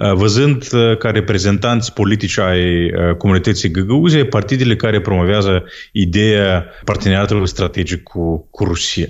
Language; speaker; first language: Romanian; non-native, local second language; Gagauz